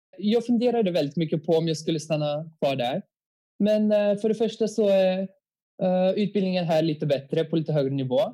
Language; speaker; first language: Swedish; early bilingual, heritage; Bulgarian